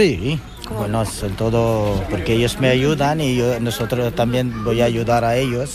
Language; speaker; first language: Spanish; non-native, learner; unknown